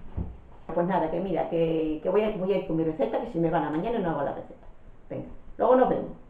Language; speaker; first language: Spanish; native; Spanish